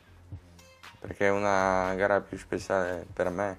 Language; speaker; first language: Italian; non-native, fluent; Slovak